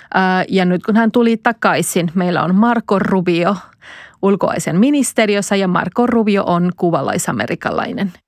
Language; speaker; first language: Finnish; non-native, fluent; Spanish